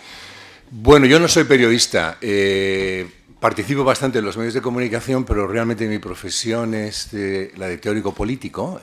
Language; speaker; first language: Spanish; native; Spanish